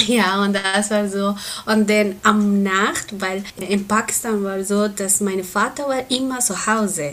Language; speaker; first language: German; non-native, learner; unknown